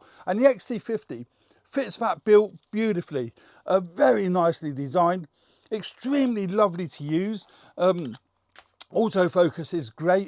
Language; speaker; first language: English; native; English